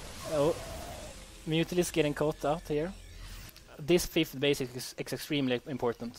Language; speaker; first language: English; non-native, fluent; Swedish